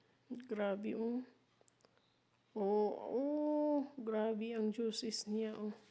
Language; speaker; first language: Filipino; native; Filipino